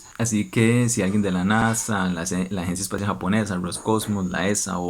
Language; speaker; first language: Spanish; native; Spanish